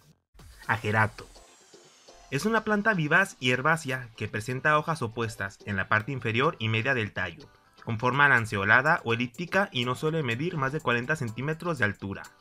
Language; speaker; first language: Spanish; native; Spanish